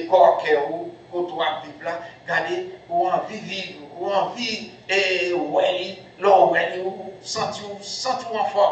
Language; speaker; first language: French; non-native, local second language; Haitian Creole